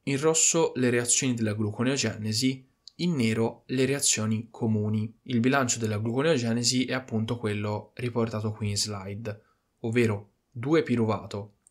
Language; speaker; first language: Italian; native; Italian